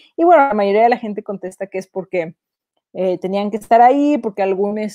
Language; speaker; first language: Spanish; native; Spanish